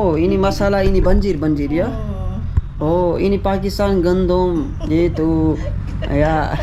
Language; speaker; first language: Indonesian; non-native, learner; Urdu